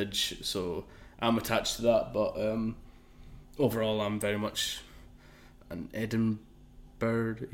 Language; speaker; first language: English; native; English